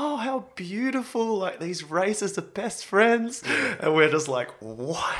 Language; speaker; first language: English; native; English